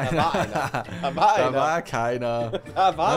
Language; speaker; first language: German; native; German